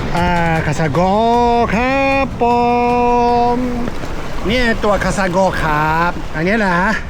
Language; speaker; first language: Thai; native; Thai